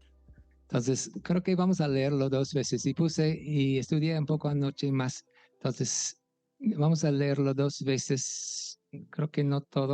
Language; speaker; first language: Spanish; non-native, fluent; English